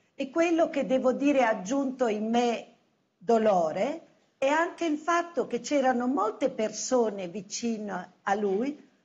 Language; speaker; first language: Italian; native; Italian